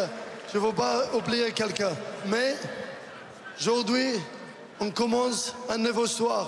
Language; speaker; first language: French; non-native, learner; Arabic